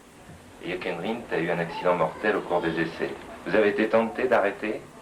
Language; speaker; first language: French; native; French